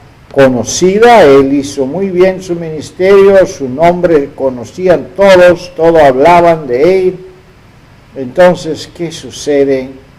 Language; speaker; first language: Spanish; non-native, fluent; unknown